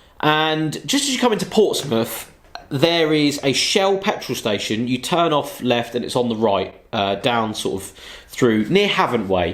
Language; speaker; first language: English; native; English